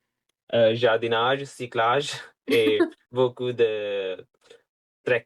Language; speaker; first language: French; non-native, fluent; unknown